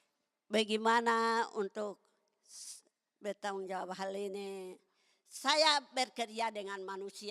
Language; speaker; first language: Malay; non-native, local second language; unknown